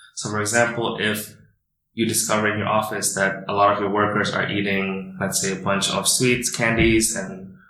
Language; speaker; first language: English; non-native, fluent; Indonesian